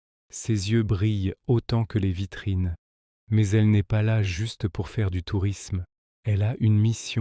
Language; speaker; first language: French; native; French